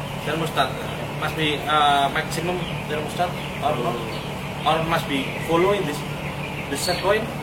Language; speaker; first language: English; non-native, learner; Indonesian